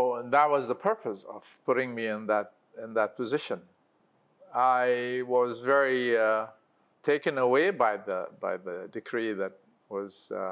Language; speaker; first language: English; non-native, local second language; Arabic